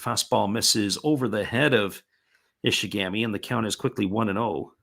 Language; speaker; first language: English; native; English